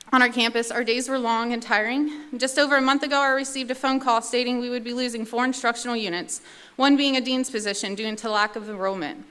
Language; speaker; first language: English; native; English